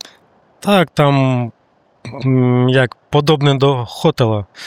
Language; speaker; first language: Polish; non-native, learner; Russian